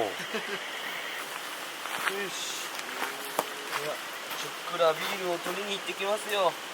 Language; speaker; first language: Japanese; native; Japanese